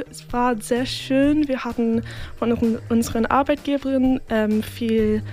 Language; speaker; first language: German; non-native, fluent; English